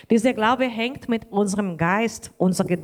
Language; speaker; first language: German; non-native, learner; Portuguese